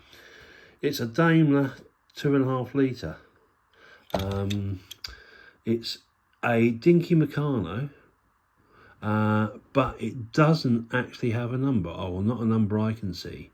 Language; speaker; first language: English; native; English